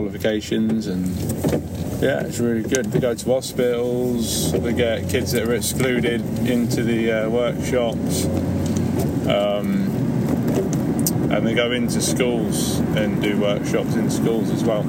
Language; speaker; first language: English; native; English